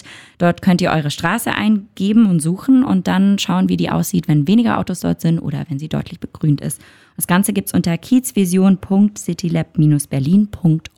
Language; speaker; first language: German; native; German